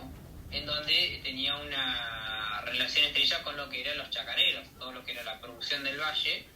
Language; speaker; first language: Spanish; native; Spanish